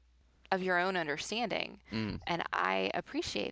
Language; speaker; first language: English; native; English